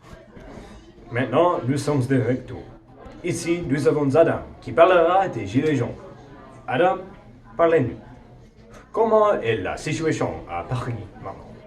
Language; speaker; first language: French; non-native, learner; English